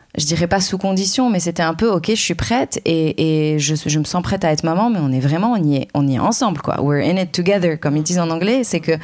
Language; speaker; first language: French; non-native, local second language; Arabic